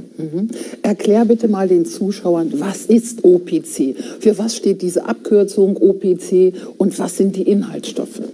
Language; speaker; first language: German; native; German